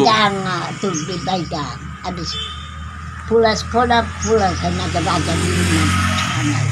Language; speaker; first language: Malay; non-native, local second language; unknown